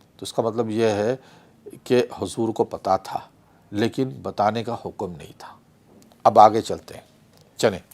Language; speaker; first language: Urdu; early bilingual, heritage; Urdu